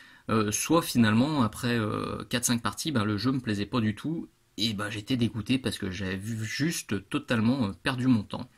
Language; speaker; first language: French; native; French